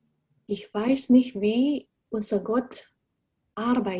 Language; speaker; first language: German; non-native, fluent; Indonesian